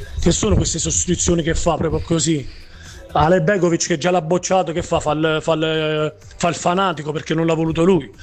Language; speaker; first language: Italian; native; Italian